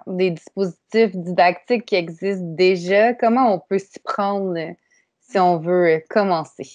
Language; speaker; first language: French; native; French